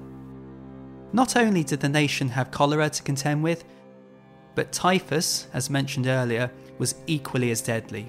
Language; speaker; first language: English; native; English